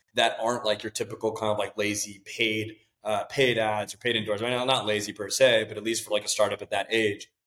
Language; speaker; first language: English; native; English